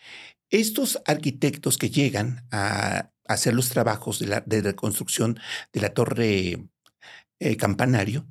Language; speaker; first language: Spanish; native; Spanish